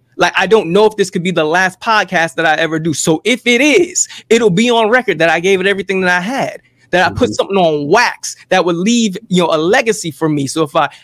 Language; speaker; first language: English; native; English